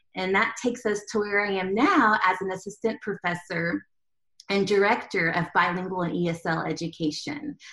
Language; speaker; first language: English; early bilingual, other home language; Spanish